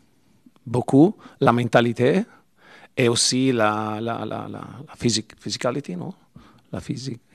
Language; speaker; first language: French; non-native, learner; Italian